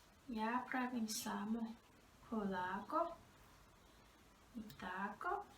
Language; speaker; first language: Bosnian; non-native, learner; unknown